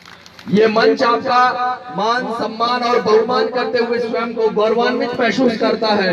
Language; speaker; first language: Hindi; native; Hindi